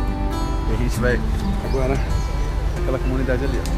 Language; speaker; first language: Portuguese; native; Portuguese